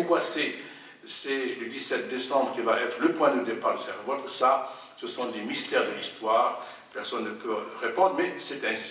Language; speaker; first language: French; non-native, local second language; Arabic